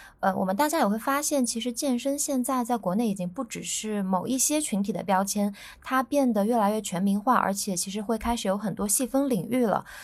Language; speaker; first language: Chinese; native; Chinese